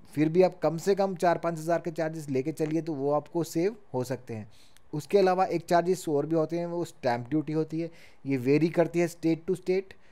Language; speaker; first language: Hindi; native; Hindi